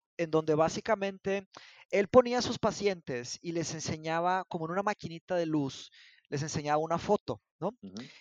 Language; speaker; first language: Spanish; early bilingual, other home language; Portuguese